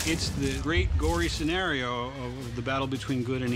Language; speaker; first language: English; native; English